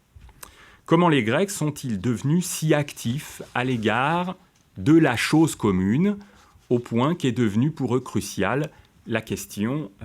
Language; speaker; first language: French; native; French